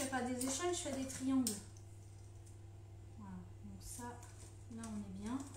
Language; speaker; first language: French; native; French